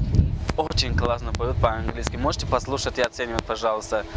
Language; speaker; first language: Russian; non-native, local second language; Tajik